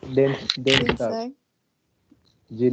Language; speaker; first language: German; non-native, learner; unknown